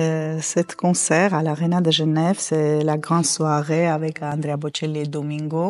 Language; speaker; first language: French; non-native, fluent; Armenian